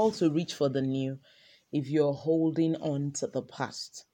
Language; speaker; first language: English; non-native, local second language; Yoruba